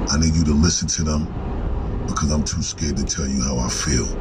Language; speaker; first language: English; native; English